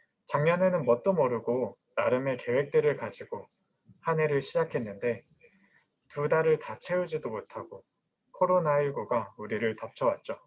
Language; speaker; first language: Korean; native; Korean